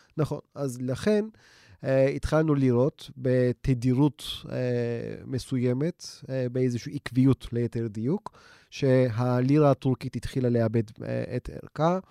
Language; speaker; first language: Hebrew; non-native, fluent; Turkish